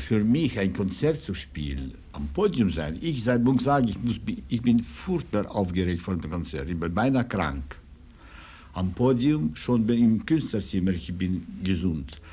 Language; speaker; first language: German; non-native, fluent; Russian